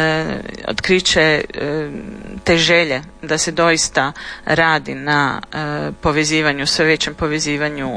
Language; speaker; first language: Serbian; native; Serbian